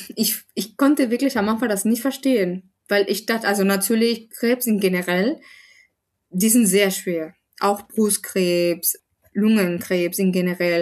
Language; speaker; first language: German; non-native, fluent; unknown